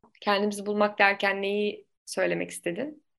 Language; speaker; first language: Turkish; native; Turkish